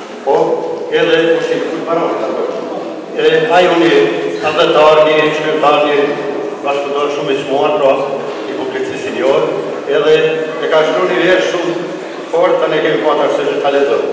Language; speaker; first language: Albanian; native; Albanian